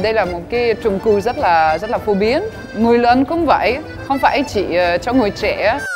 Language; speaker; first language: Vietnamese; non-native, fluent; French